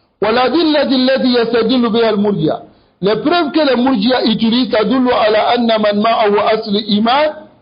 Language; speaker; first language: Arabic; non-native, fluent; French